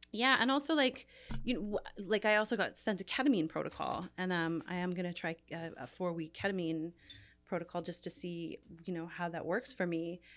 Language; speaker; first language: English; native; English